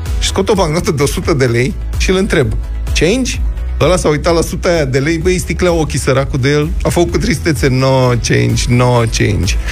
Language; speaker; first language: Romanian; native; Romanian